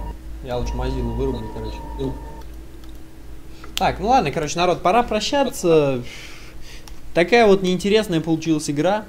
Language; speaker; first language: Russian; native; Russian